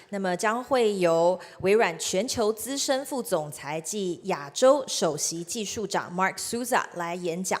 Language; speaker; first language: Chinese; native; Chinese